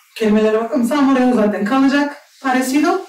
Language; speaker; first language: Turkish; native; Turkish